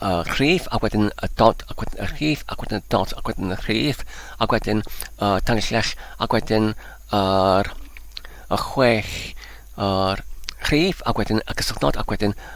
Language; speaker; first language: Welsh; non-native, learner; Polish